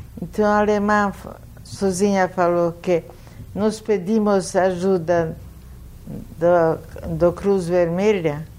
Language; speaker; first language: Portuguese; non-native, fluent; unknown